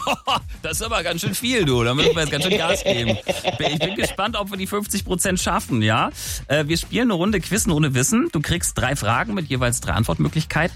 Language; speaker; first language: German; native; German